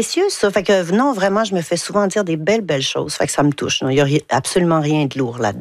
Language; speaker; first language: French; native; French